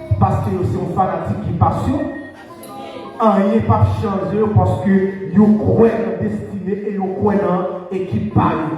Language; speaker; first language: French; non-native, local second language; Haitian Creole